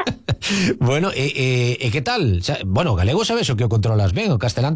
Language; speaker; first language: Spanish; non-native, local second language; Galician